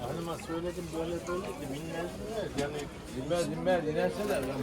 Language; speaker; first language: Turkish; native; Turkish